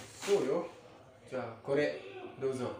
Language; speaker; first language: Japanese; non-native, learner; Indonesian